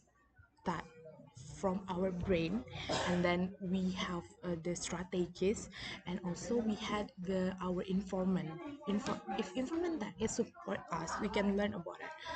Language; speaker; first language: English; non-native, learner; Indonesian